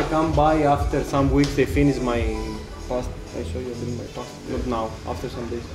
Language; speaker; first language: English; non-native, learner; Albanian